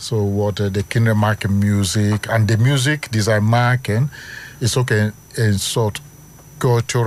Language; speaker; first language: Dutch; non-native, learner; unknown